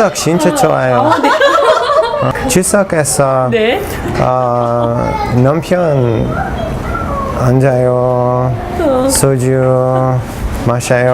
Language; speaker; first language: Korean; non-native, learner; English